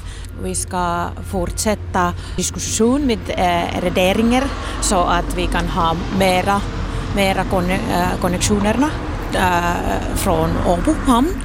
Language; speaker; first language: Swedish; non-native, local second language; Finnish